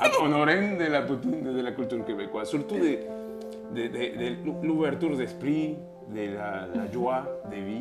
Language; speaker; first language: French; non-native, fluent; Spanish